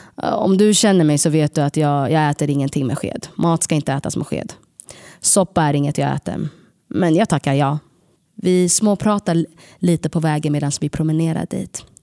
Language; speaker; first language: Swedish; early bilingual, other home language; Tigrinya